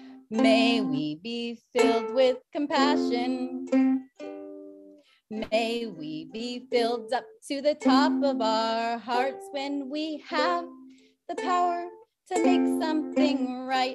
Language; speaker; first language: English; native; English